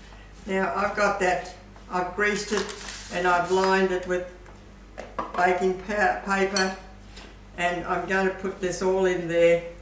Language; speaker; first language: English; native; English